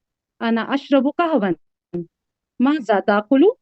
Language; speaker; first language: Arabic; non-native, learner; Urdu